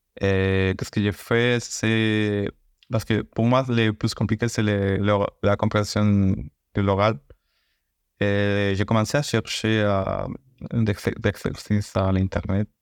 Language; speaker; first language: French; non-native, fluent; Spanish